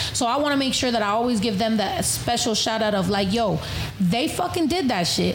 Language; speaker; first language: English; early bilingual, other home language; Spanish